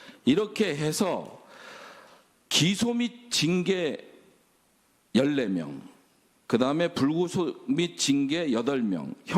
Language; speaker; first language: Korean; native; Korean